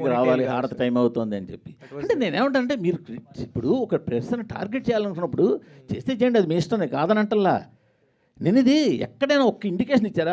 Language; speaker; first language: Telugu; native; Telugu